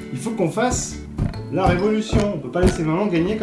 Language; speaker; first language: French; native; French